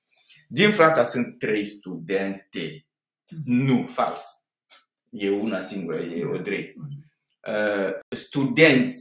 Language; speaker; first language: Romanian; non-native, fluent; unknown